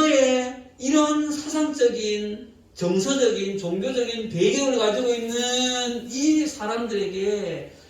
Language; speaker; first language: Korean; native; Korean